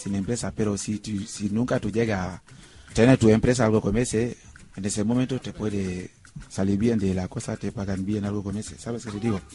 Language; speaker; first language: Spanish; non-native, learner; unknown